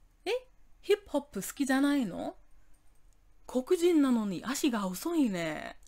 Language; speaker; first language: Japanese; non-native, fluent; English